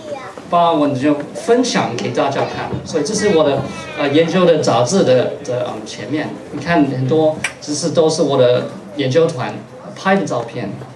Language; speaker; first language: Chinese; non-native, fluent; English